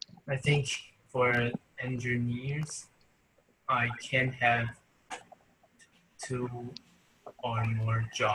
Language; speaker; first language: English; non-native, learner; Chinese